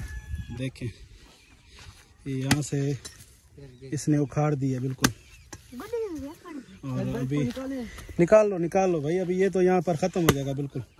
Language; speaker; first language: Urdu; non-native, local second language; Saraiki